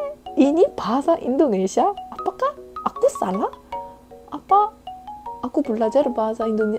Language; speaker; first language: Indonesian; non-native, fluent; Korean